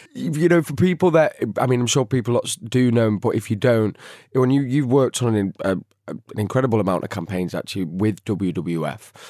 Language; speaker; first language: English; native; English